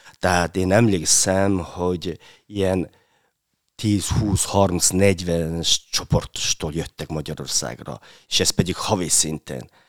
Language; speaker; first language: Hungarian; non-native, fluent; Mongolian